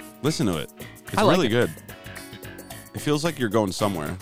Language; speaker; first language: English; native; English